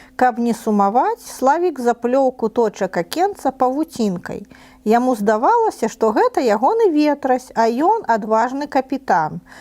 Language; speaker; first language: Belarusian; non-native, local second language; Russian